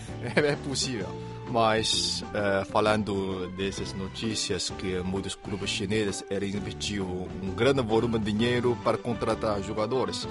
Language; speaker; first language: Portuguese; non-native, fluent; Chinese